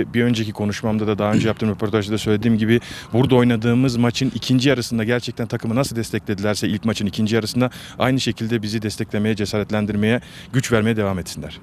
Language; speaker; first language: Turkish; native; Turkish